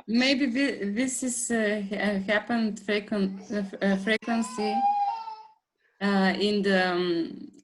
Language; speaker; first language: English; non-native, learner; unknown